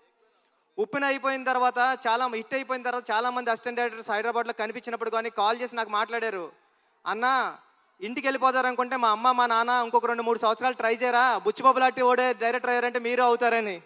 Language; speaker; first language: Telugu; native; Telugu